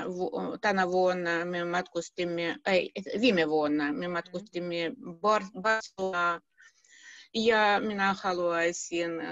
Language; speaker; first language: Finnish; non-native, learner; Russian